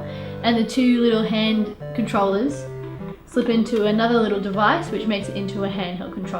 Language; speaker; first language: English; native; English